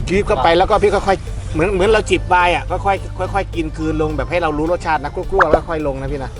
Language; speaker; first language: Thai; native; Thai